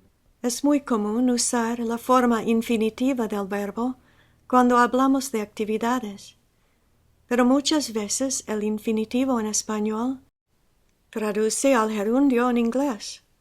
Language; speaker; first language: Spanish; non-native, fluent; English